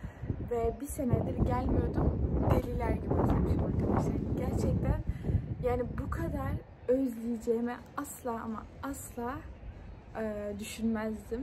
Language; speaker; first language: Turkish; early bilingual, heritage; Turkish